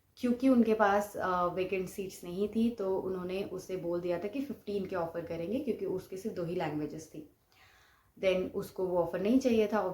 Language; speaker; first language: Hindi; non-native, local second language; Bangla